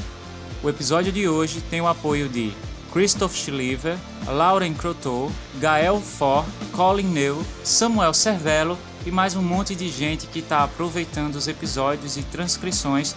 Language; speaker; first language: Portuguese; native; Portuguese